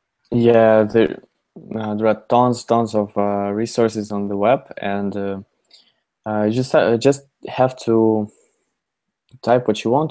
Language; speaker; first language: English; non-native, fluent; Russian